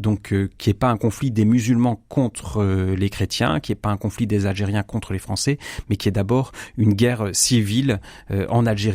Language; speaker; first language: French; native; French